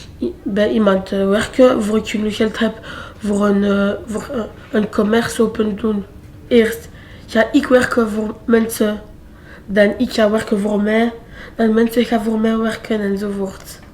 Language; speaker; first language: Dutch; non-native, local second language; French